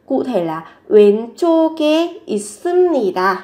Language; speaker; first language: Korean; non-native, fluent; Vietnamese